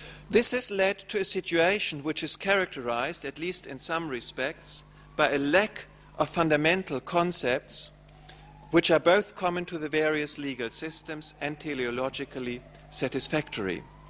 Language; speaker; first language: English; non-native, fluent; German